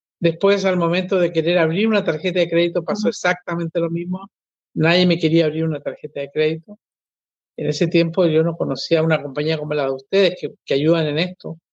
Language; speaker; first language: Spanish; native; Spanish